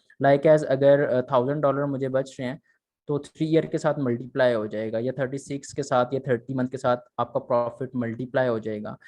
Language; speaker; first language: Urdu; native; Urdu